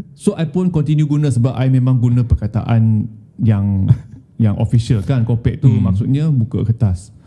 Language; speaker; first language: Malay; non-native, local second language; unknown